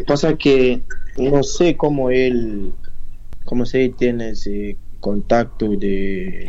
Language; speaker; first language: Spanish; non-native, learner; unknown